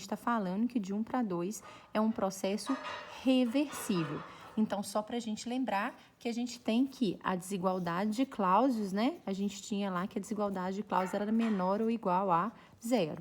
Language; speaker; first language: Portuguese; native; Portuguese